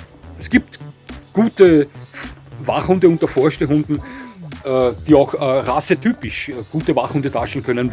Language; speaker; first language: German; native; German